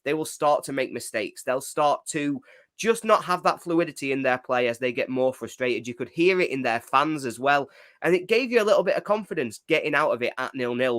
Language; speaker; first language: English; native; English